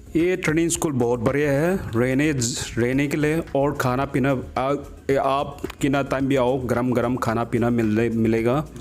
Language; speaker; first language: Hindi; non-native, local second language; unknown